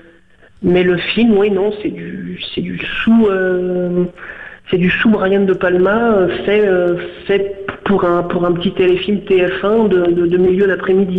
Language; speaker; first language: French; native; French